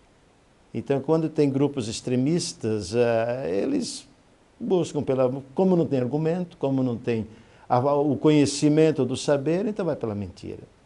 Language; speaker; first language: Portuguese; native; Portuguese